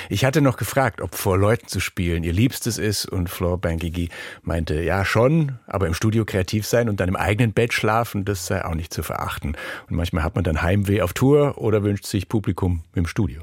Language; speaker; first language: German; native; German